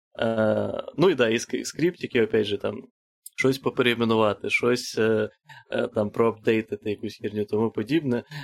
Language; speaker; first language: Ukrainian; native; Ukrainian